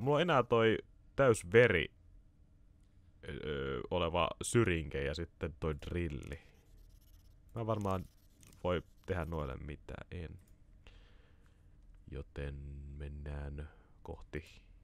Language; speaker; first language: Finnish; native; Finnish